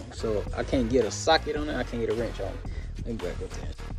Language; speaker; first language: English; native; English